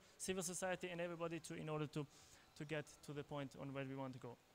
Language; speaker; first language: English; non-native, fluent; Albanian